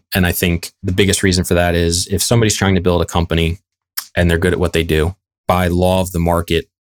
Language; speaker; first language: English; native; English